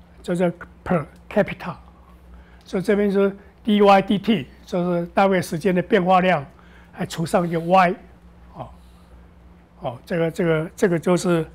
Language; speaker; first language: Chinese; native; Chinese